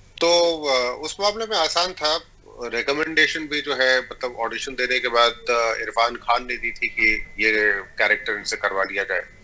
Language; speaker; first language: Hindi; native; Hindi